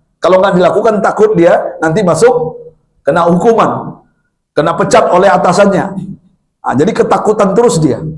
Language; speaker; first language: Indonesian; non-native, local second language; Minangkabau